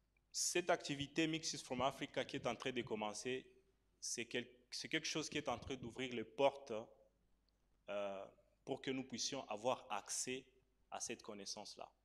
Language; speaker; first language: French; non-native, local second language; Swahili